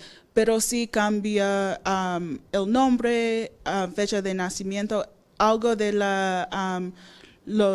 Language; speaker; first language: Spanish; non-native, fluent; English